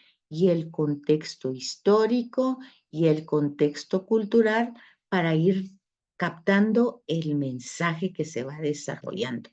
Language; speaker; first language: Spanish; native; Spanish